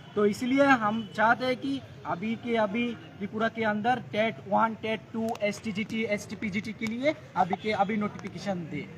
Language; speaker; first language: Hindi; non-native, local second language; Bangla